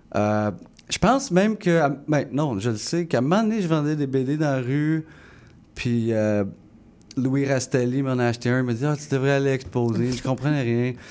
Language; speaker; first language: French; non-native, local second language; English